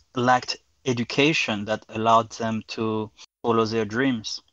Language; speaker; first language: English; non-native, fluent; French